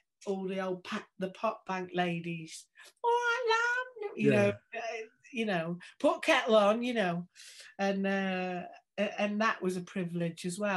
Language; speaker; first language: English; native; English